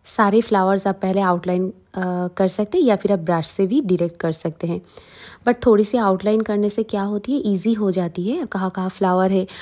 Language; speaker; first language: Hindi; non-native, local second language; Bangla